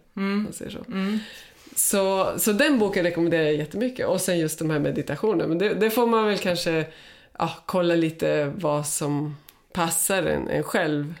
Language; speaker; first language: Swedish; native; Swedish